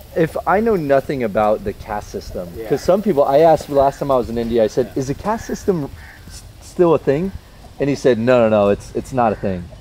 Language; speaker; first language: English; native; English